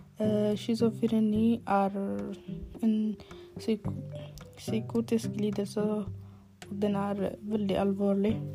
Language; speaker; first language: Norwegian; non-native, learner; Arabic